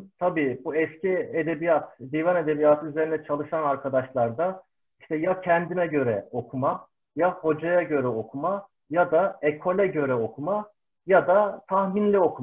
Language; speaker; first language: Turkish; native; Turkish